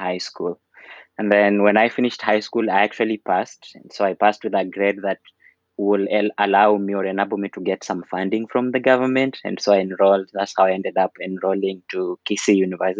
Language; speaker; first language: English; non-native, local second language; Luyia